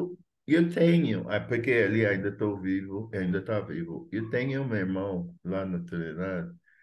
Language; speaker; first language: Portuguese; non-native, fluent; English